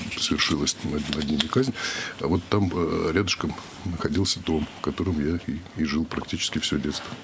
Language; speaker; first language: Russian; native; Russian